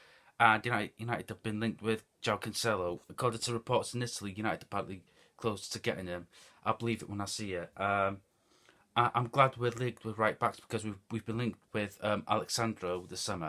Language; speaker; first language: English; native; English